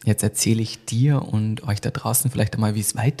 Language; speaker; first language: German; native; German